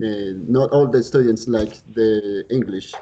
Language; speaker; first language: English; non-native, learner; Spanish